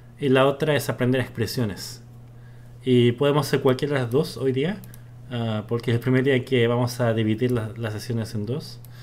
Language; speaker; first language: Spanish; early bilingual, other home language; Korean